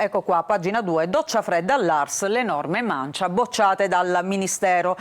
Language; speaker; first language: Italian; native; Italian